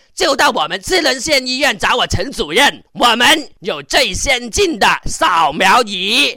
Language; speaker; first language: Chinese; non-native, local second language; Cantonese